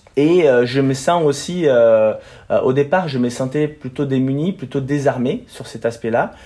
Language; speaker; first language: French; non-native, fluent; Portuguese